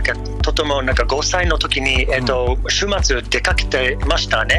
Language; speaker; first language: Japanese; non-native, learner; English